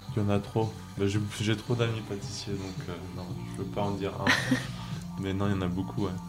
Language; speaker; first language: French; native; French